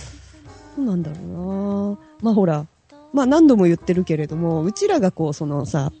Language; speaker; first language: Japanese; native; Japanese